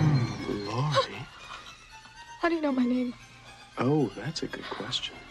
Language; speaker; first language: English; native; English